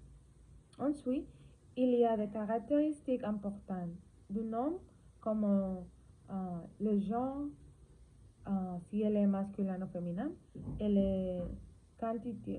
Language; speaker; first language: French; non-native, learner; Spanish